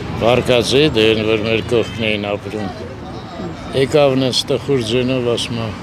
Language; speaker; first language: Armenian; native; Armenian